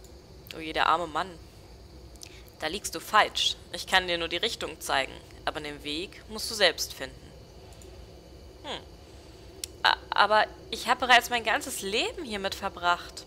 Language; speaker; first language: German; native; German